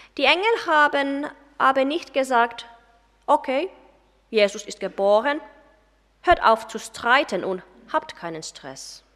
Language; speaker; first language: German; non-native, fluent; Finnish